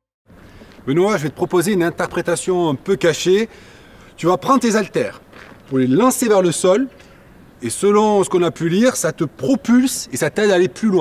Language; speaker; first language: French; native; French